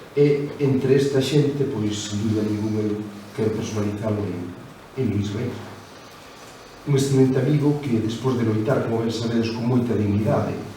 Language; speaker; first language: Galician; native; Galician